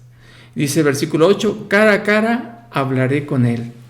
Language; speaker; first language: Spanish; native; Spanish